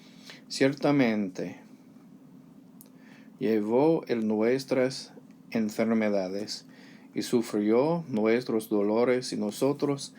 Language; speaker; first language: Spanish; non-native, learner; English